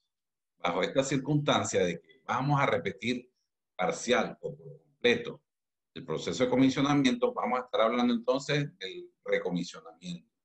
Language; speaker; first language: Spanish; native; Spanish